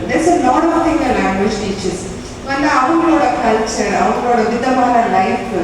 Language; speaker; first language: Tamil; early bilingual, other home language; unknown